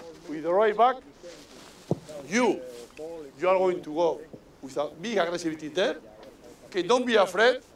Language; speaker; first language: English; non-native, learner; Spanish